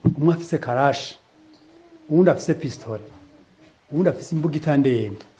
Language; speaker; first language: Rundi; native; Rundi